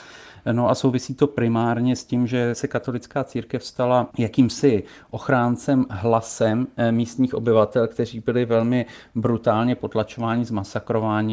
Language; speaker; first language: Czech; native; Czech